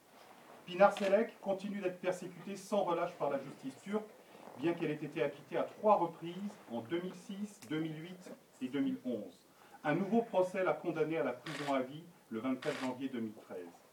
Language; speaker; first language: French; native; French